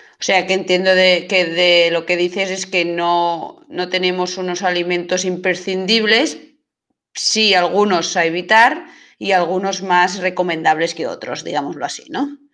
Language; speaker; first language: Spanish; non-native, local second language; Catalan